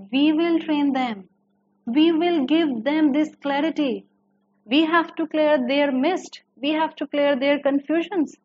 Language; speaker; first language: Urdu; native; Urdu